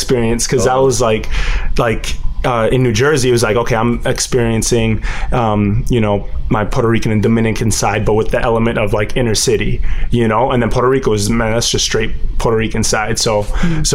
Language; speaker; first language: English; native; English